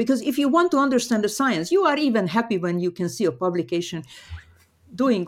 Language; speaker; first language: English; non-native, fluent; Hungarian